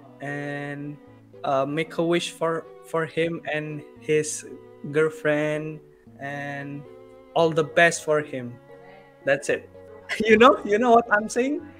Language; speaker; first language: English; non-native, learner; Indonesian